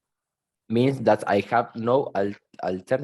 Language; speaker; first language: English; non-native, learner; Spanish